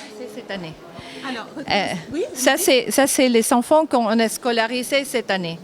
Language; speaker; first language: French; non-native, fluent; Japanese